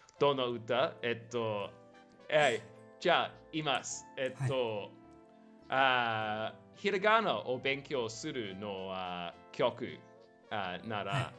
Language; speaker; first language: Japanese; non-native, learner; English